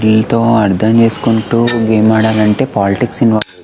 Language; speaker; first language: Telugu; native; Telugu